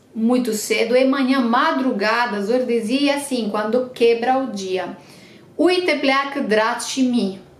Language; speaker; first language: Portuguese; non-native, fluent; Romanian